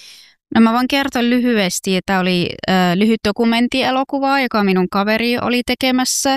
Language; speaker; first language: Finnish; early bilingual, other home language; Persian